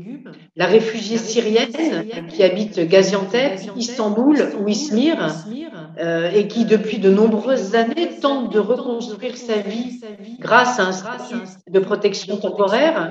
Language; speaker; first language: French; native; French